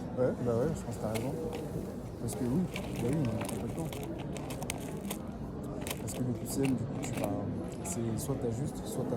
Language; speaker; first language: French; native; French